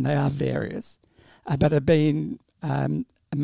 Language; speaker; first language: English; early bilingual, other home language; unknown